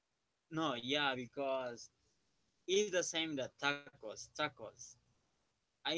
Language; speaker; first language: English; non-native, learner; Spanish